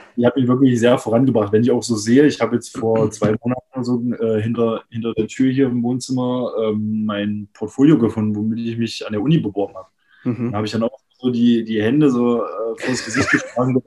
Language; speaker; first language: German; native; German